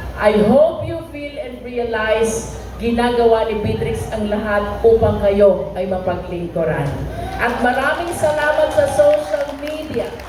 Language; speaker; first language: Filipino; native; Filipino